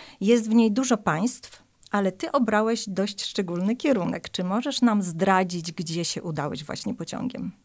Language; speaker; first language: Polish; native; Polish